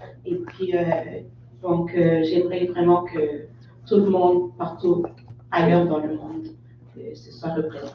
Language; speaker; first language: French; non-native, local second language; Kinyarwanda